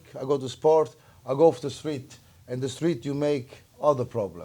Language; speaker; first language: English; non-native, learner; Italian